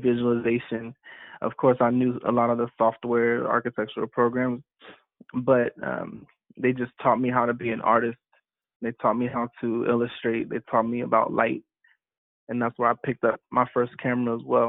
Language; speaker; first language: English; native; English